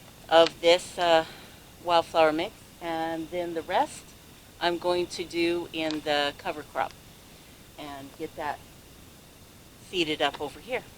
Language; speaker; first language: English; native; English